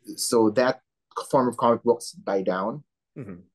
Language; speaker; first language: English; non-native, local second language; Filipino